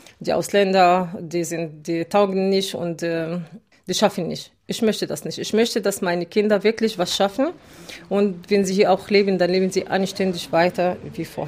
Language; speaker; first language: German; non-native, fluent; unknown